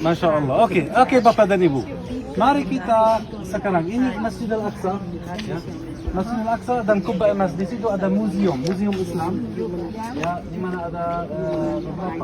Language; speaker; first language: Indonesian; non-native, fluent; Arabic